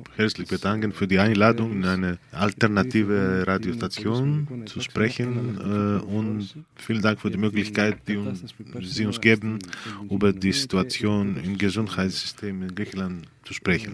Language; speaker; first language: German; non-native, fluent; Greek